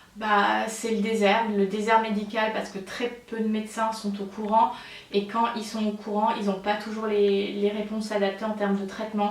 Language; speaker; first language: French; native; French